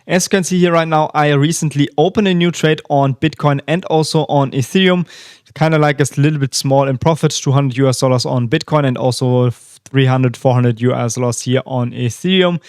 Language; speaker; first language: English; non-native, fluent; German